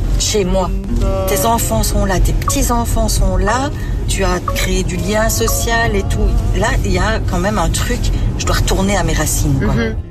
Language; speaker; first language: French; native; French